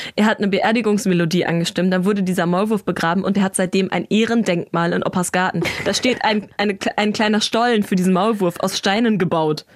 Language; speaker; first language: German; native; German